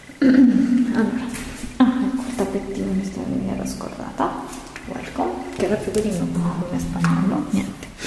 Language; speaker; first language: Italian; non-native, fluent; Spanish